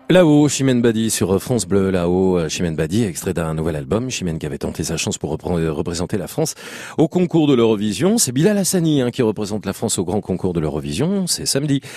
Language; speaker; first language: French; native; French